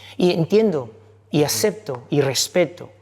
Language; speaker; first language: Spanish; non-native, fluent; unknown